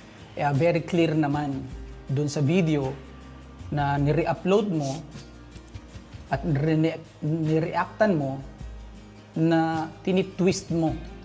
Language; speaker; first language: Filipino; native; Filipino